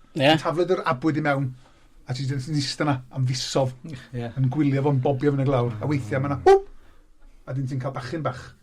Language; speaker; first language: Welsh; native; Welsh